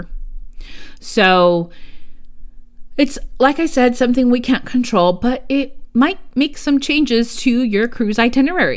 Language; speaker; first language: English; early bilingual, other home language; Spanish